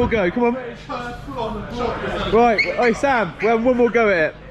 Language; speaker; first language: English; native; English